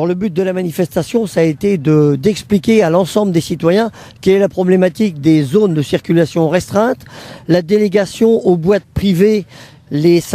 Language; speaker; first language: French; native; French